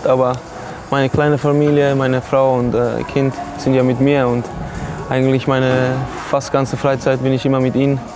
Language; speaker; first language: German; non-native, fluent; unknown